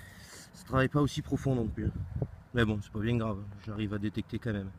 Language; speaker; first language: French; native; French